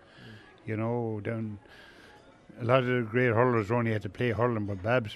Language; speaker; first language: English; native; English